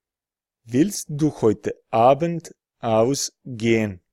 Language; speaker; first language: German; non-native, fluent; Serbian